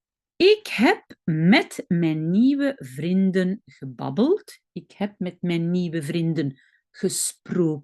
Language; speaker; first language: Dutch; non-native, fluent; French